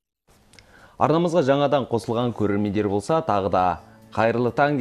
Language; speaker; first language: Kazakh; native; Kazakh